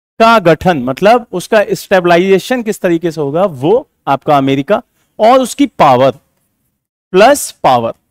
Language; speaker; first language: Hindi; native; Hindi